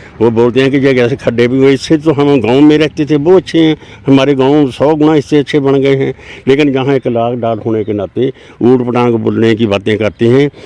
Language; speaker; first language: Hindi; non-native, local second language; Punjabi